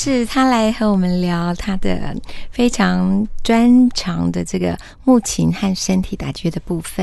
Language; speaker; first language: Chinese; native; Chinese